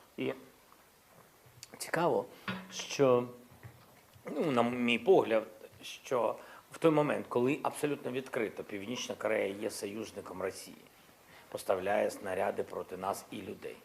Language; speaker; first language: Ukrainian; non-native, local second language; Russian